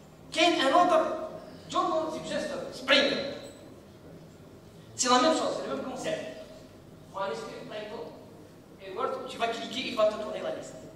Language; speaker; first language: French; non-native, local second language; Arabic